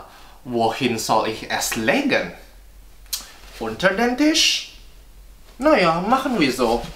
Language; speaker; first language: German; non-native, fluent; Indonesian